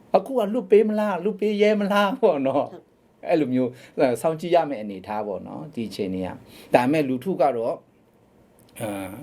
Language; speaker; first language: Burmese; non-native, local second language; Shan